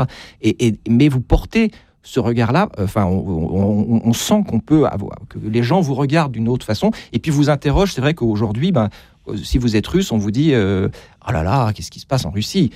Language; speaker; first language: French; native; French